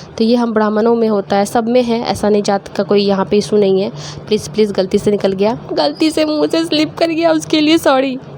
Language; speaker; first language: Hindi; native; Hindi